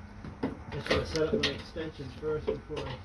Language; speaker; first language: English; native; English